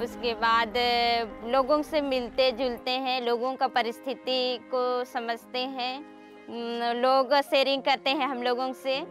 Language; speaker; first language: Hindi; non-native, local second language; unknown